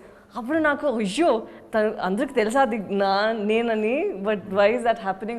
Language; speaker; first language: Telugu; non-native, learner; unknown